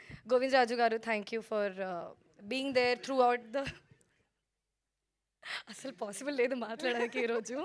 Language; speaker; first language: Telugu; non-native, fluent; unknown